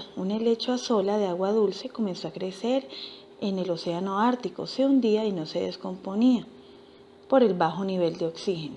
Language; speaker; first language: Spanish; native; Spanish